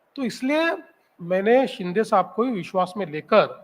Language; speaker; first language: Hindi; non-native, local second language; Marathi